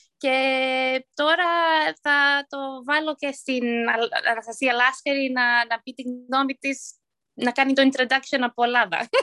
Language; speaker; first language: Greek; early bilingual, heritage; Greek